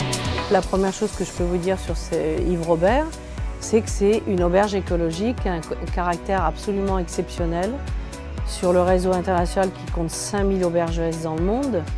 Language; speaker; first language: French; native; French